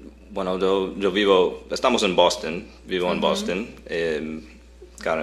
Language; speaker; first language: Spanish; non-native, fluent; English